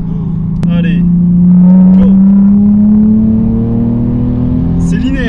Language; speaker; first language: French; native; French